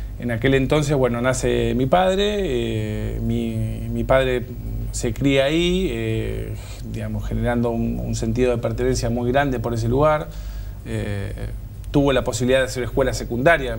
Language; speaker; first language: Spanish; native; Spanish